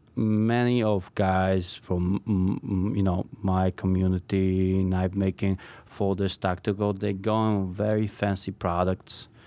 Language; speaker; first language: English; non-native, fluent; Polish